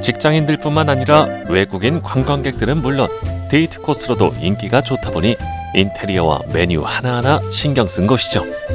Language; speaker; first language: Korean; native; Korean